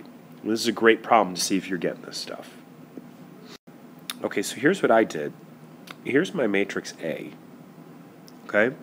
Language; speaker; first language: English; native; English